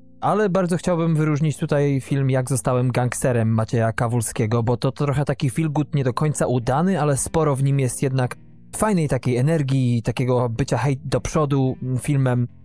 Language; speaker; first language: Polish; native; Polish